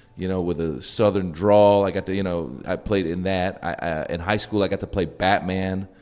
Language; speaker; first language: English; native; English